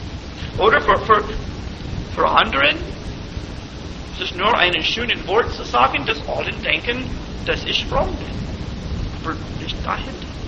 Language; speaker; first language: German; non-native, fluent; English